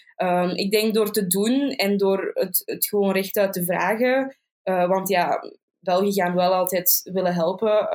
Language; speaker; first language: Dutch; native; Dutch